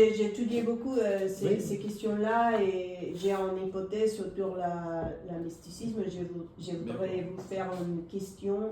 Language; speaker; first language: French; non-native, fluent; Spanish